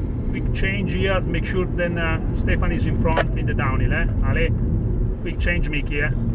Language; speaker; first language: English; non-native, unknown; Italian